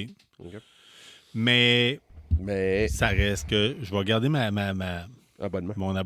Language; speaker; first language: French; native; French